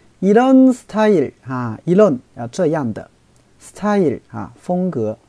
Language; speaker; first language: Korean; non-native, fluent; Chinese